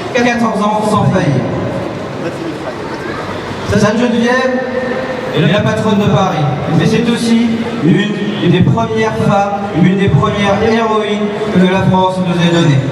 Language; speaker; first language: French; native; French